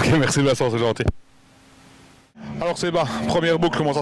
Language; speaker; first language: French; native; French